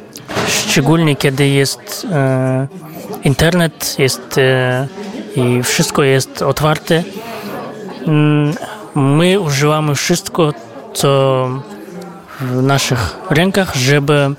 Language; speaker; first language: Polish; non-native, fluent; Kazakh